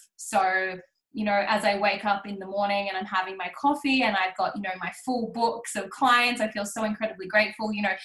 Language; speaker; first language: English; native; English